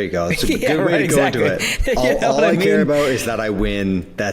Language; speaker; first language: English; native; English